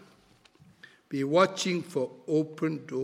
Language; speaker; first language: English; non-native, local second language; Malay